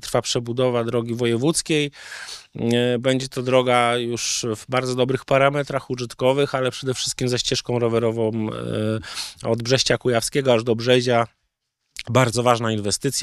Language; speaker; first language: Polish; native; Polish